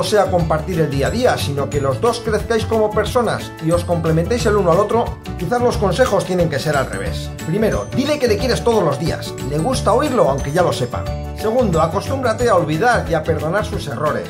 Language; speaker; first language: Spanish; native; Spanish